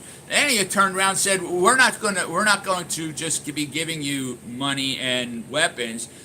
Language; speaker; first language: English; native; English